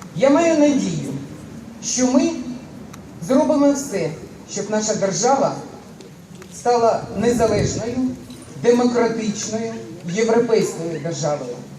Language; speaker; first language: Ukrainian; native; Ukrainian